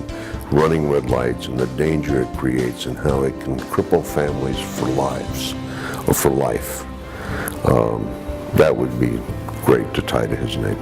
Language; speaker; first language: English; native; English